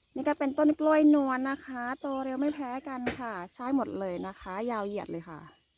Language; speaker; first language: Thai; non-native, local second language; S'gaw Karen